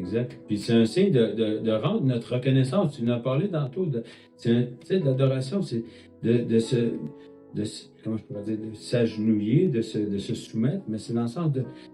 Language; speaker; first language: French; native; French